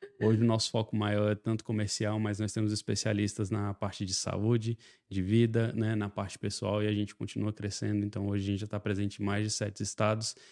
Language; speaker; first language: Portuguese; native; Portuguese